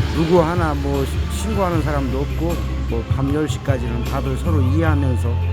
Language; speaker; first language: Korean; native; Korean